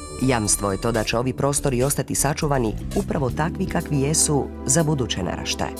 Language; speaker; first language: Croatian; native; Croatian